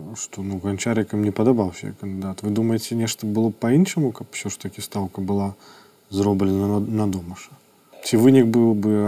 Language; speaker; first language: Belarusian; non-native, local second language; Russian